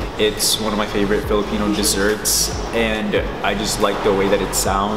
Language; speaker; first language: English; early bilingual, other home language; Filipino